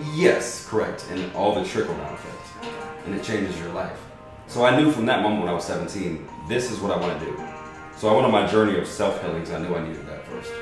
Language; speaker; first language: English; native; English